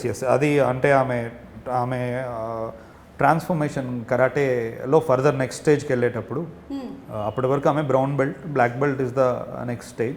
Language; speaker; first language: Telugu; native; Telugu